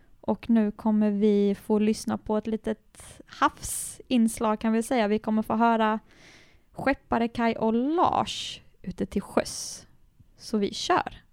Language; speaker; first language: Swedish; native; Swedish